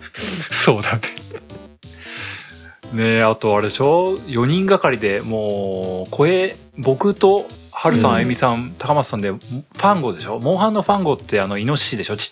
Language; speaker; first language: Japanese; native; Japanese